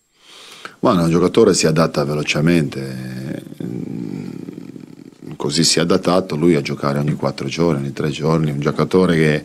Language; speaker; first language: Italian; non-native, fluent; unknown